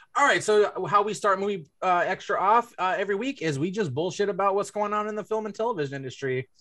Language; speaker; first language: English; native; English